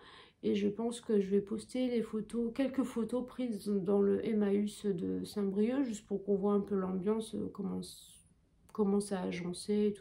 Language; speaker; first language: French; native; French